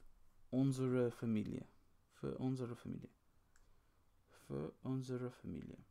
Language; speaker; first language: German; non-native, learner; English